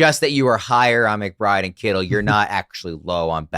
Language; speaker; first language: English; native; English